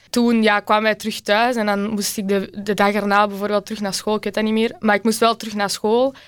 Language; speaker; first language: Dutch; early bilingual, other home language; Turkish